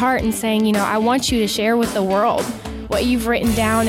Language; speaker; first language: English; native; English